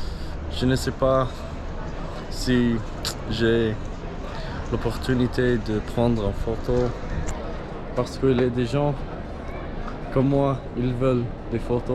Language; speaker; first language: French; non-native, learner; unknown